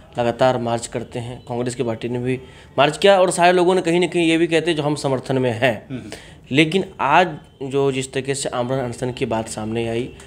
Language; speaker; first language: Hindi; native; Hindi